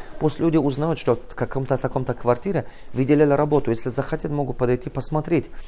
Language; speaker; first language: Russian; non-native, local second language; Tajik